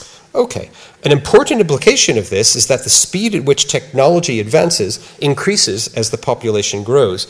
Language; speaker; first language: English; native; English